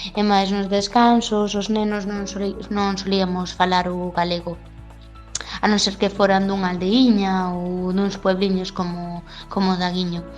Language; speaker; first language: Galician; non-native, local second language; Spanish